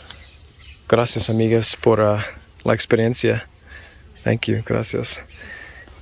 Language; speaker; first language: Spanish; non-native, learner; English